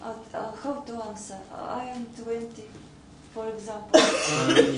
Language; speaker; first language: English; non-native, learner; Russian